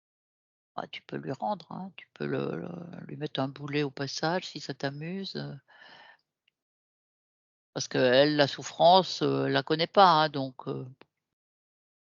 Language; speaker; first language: French; native; French